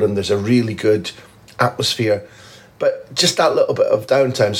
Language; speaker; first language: English; native; English